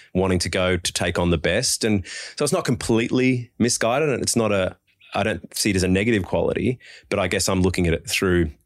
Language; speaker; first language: English; native; English